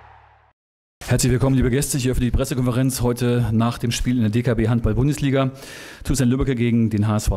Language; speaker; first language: German; native; German